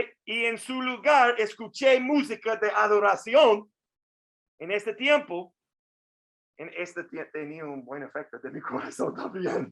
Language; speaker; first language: Spanish; non-native, fluent; English